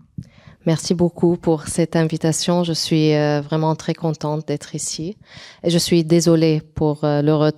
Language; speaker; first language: French; non-native, local second language; Arabic